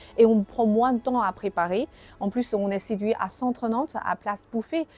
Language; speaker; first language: French; non-native, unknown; Chinese